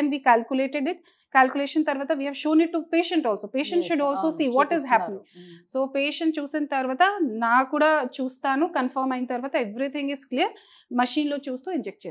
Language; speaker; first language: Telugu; non-native, local second language; Hindi